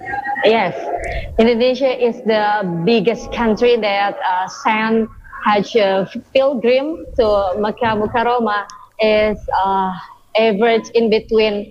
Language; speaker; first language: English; non-native, learner; Indonesian